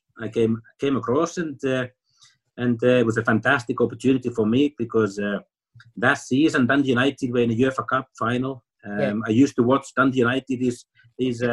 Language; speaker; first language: English; non-native, fluent; Finnish